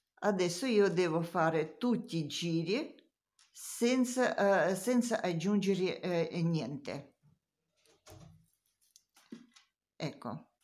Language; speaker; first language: Italian; non-native, learner; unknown